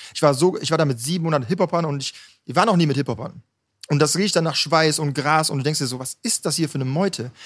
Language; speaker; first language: German; native; German